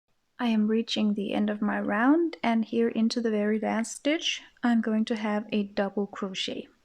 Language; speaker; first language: English; non-native, fluent; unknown